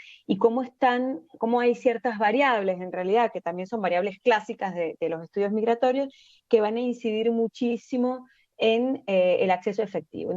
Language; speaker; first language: Spanish; native; Spanish